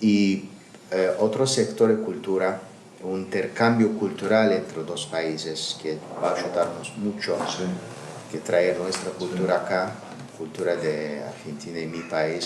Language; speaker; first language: Spanish; non-native, learner; Azerbaijani